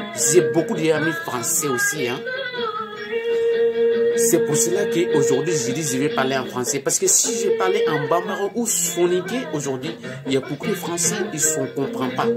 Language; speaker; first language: French; non-native, learner; Bambara